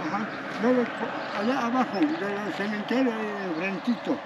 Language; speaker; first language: Spanish; native; Spanish